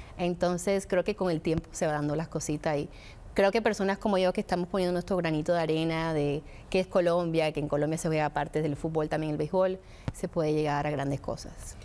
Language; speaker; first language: Spanish; early bilingual, heritage; Spanish